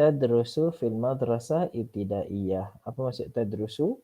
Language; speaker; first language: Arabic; non-native, fluent; Malay